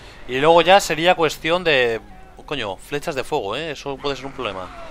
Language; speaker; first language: Spanish; native; Spanish